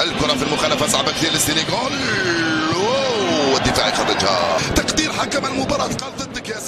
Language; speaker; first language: Arabic; native; Arabic